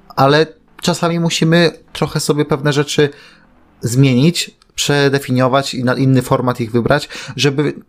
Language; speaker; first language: Polish; native; Polish